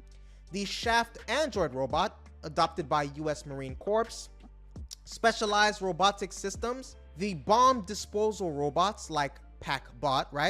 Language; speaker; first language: English; native; English